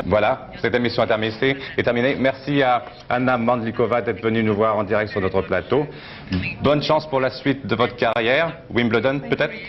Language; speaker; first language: French; native; French